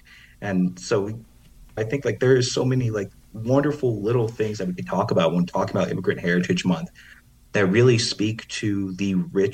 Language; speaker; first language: English; native; English